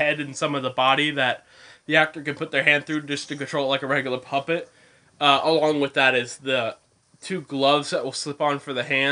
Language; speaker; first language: English; native; English